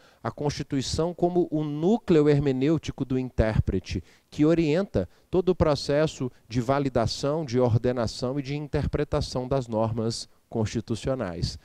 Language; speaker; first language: Portuguese; native; Portuguese